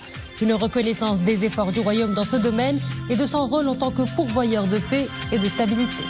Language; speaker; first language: French; non-native, local second language; Arabic